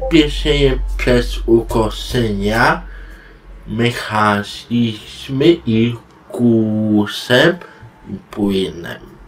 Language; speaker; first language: Polish; non-native, learner; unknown